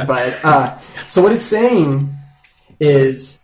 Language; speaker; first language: English; native; English